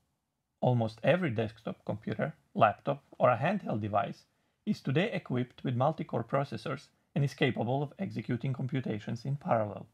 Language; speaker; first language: English; non-native, fluent; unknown